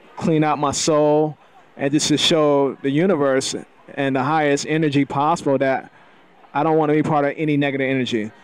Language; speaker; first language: English; native; English